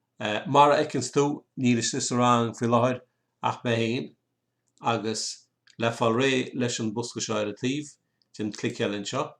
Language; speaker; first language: Irish; native; Irish